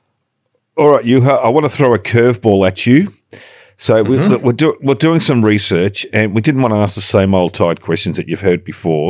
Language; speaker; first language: English; native; English